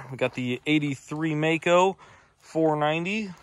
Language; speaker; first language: English; native; English